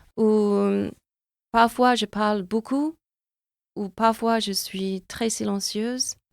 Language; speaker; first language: French; non-native, fluent; English